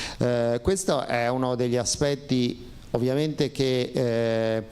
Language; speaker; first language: Italian; native; Italian